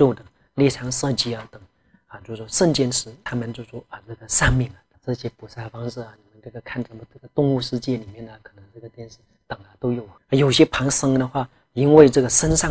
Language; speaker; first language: Chinese; non-native, local second language; Tibetan